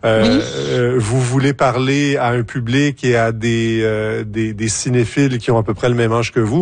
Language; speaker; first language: French; native; French